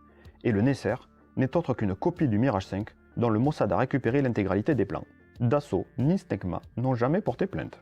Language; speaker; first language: French; native; French